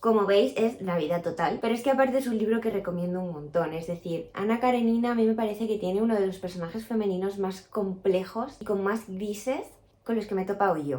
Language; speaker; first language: Spanish; native; Spanish